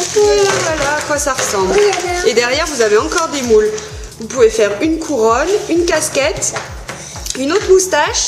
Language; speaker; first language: French; native; French